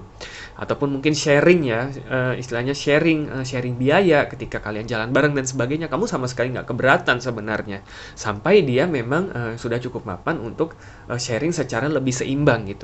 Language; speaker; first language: Indonesian; native; Indonesian